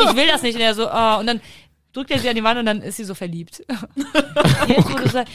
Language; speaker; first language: German; early bilingual, other home language; Turkish